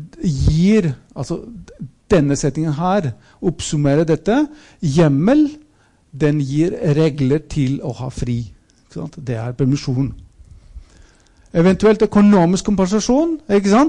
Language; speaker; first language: Norwegian; non-native, fluent; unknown